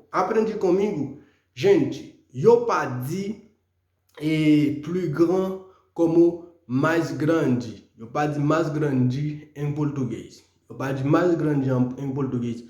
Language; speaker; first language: Portuguese; non-native, fluent; Haitian Creole